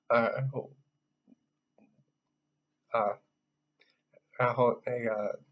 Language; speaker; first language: Chinese; non-native, learner; English